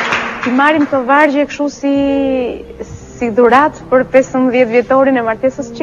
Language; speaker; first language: Albanian; native; Albanian